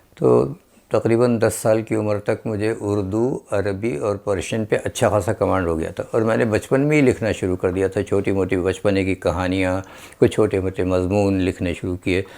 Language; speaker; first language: Urdu; native; Urdu